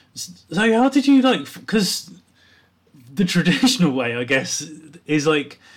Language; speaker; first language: English; native; English